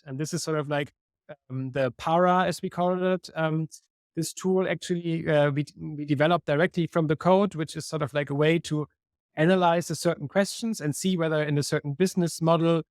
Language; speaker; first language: English; non-native, fluent; German